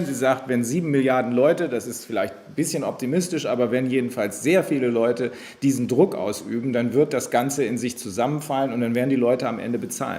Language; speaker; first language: German; native; German